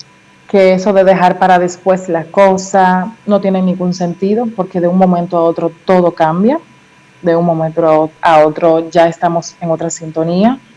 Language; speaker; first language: Spanish; native; Spanish